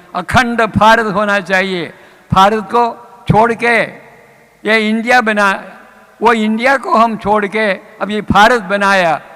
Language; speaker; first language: Hindi; non-native, local second language; Malayalam